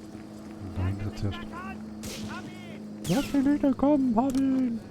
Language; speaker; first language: German; native; German